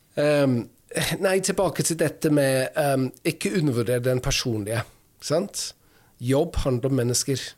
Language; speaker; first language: Norwegian; non-native, fluent; English